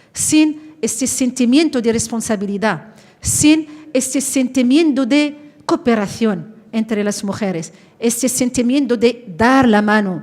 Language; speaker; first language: Spanish; non-native, fluent; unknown